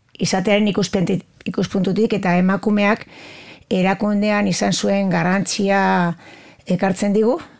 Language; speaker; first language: Basque; native; Basque